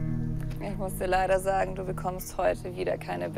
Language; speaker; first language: German; native; German